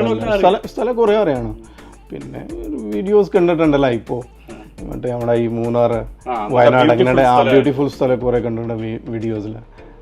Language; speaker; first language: Malayalam; non-native, fluent; Punjabi